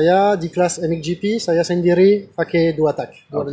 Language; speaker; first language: Indonesian; non-native, fluent; French